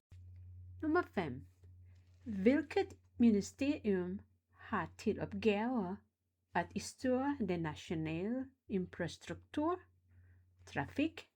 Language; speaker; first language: Danish; non-native, fluent; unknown